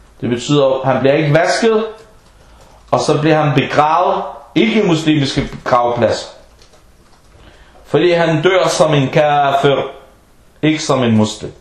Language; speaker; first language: Danish; non-native, fluent; Arabic